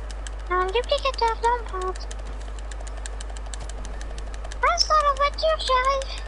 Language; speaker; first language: French; native; French